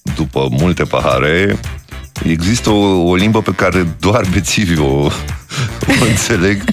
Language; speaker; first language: Romanian; native; Romanian